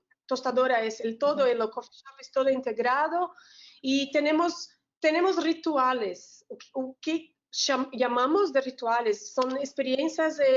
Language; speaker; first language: Spanish; non-native, learner; Portuguese